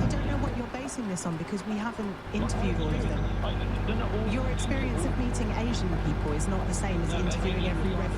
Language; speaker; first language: English; native; English